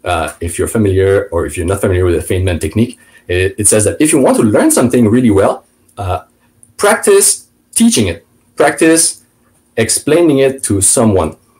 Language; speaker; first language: English; non-native, fluent; French